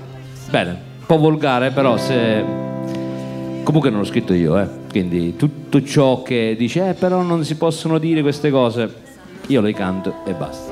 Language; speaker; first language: Italian; native; Italian